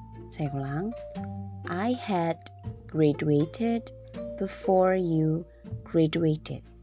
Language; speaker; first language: English; non-native, fluent; Indonesian